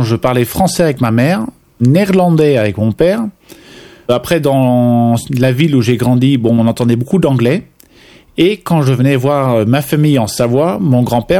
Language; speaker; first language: French; non-native, fluent; Dutch